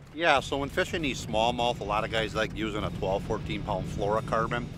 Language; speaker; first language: English; native; English